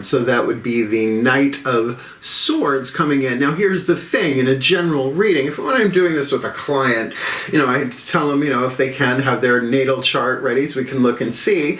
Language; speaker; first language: English; native; English